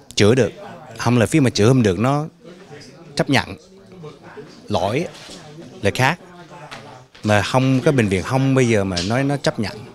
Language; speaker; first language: Vietnamese; early bilingual, heritage; Vietnamese